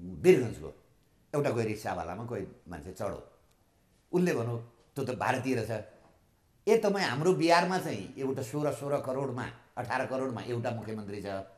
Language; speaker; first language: Nepali; native; Nepali